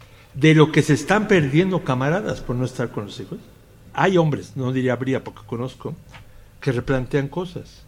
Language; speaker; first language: Spanish; native; Spanish